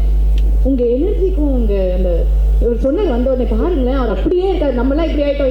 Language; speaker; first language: Tamil; native; Tamil